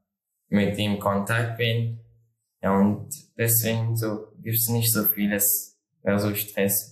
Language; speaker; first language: German; non-native, learner; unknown